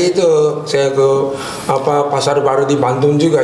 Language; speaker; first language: Indonesian; non-native, fluent; Japanese